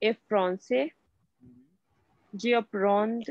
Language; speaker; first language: French; non-native, learner; Hindi